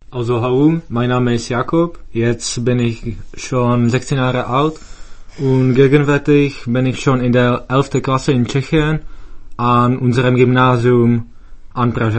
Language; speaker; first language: German; non-native, fluent; Czech